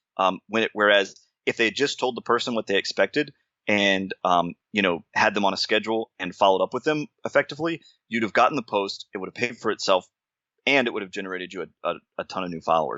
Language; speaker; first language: English; native; English